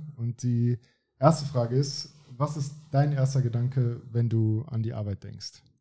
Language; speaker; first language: German; native; German